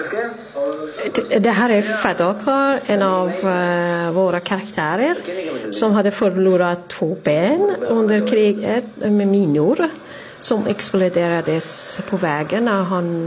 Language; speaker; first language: Swedish; non-native, fluent; Persian